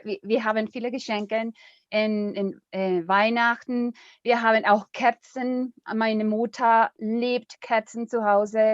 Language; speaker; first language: German; non-native, learner; Spanish